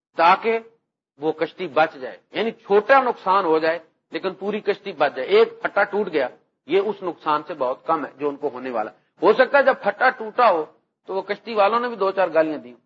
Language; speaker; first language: Urdu; non-native, local second language; Punjabi